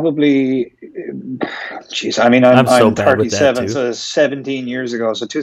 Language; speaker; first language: English; native; English